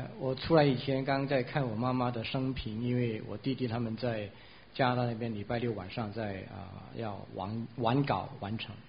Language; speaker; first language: Chinese; non-native, local second language; Cantonese